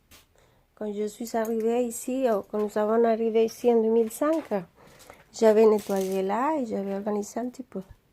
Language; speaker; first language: French; non-native, learner; Spanish